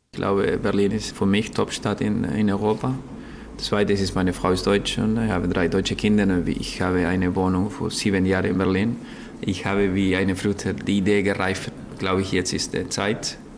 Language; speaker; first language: German; non-native, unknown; Spanish